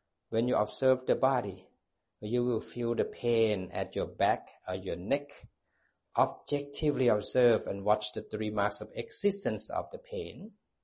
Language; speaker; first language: English; non-native, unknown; Thai